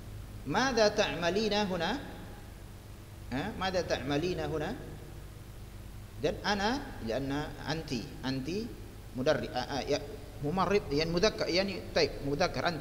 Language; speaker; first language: Arabic; non-native, fluent; Indonesian